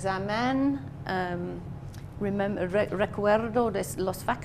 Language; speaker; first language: Spanish; non-native, learner; English